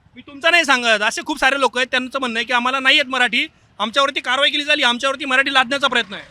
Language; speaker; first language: Marathi; native; Marathi